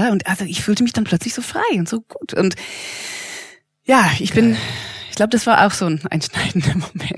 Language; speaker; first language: German; non-native, fluent; English